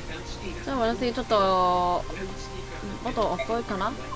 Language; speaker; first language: Japanese; non-native, learner; Chinese